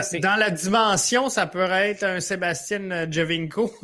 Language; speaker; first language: French; native; French